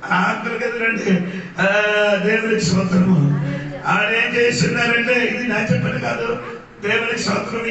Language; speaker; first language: Telugu; non-native, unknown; Malayalam